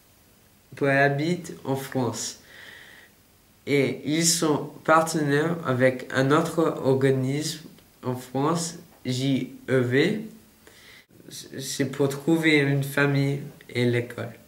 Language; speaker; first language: French; non-native, learner; English